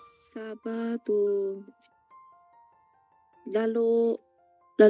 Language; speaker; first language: Filipino; non-native, learner; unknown